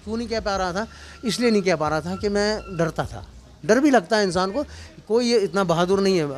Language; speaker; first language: Urdu; non-native, local second language; Kashmiri